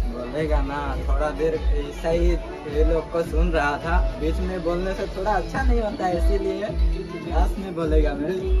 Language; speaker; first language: Hindi; non-native, local second language; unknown